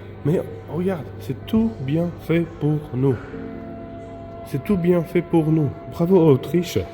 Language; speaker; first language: French; non-native, fluent; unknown